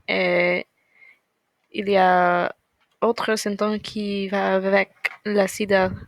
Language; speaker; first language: French; non-native, learner; English